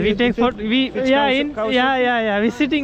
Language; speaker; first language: English; non-native, local second language; Tamil